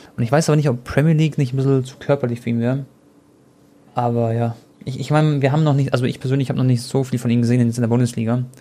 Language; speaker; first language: German; early bilingual, other home language; Croatian